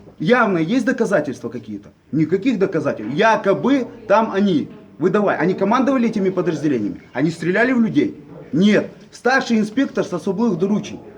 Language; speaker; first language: Russian; native; Russian